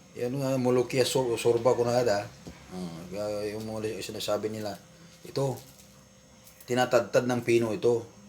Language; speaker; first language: Filipino; non-native, local second language; Iloko